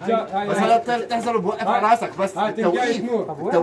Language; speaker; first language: Arabic; native; Arabic